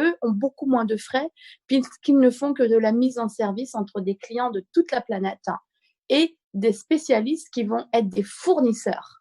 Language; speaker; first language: French; native; French